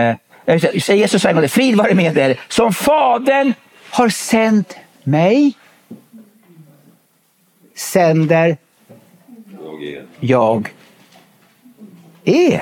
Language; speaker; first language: Swedish; native; Swedish